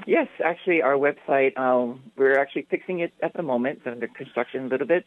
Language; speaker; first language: English; native; English